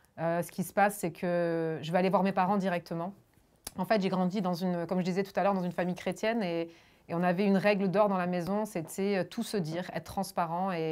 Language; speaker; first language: French; early bilingual, other home language; German